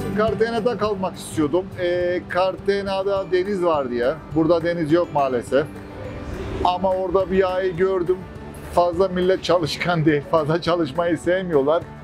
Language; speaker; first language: Turkish; early bilingual, heritage; Turkish